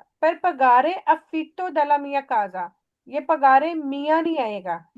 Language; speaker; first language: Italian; non-native, learner; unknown